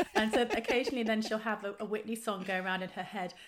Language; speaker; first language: English; native; English